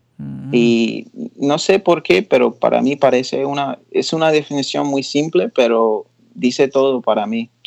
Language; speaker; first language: Spanish; early bilingual, heritage; Spanish